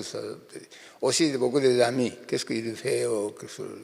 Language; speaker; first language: French; non-native, learner; Japanese